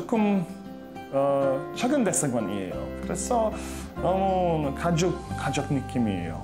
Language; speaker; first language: Korean; non-native, learner; Latvian